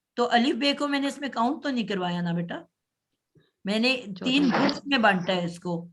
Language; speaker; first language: Urdu; native; Urdu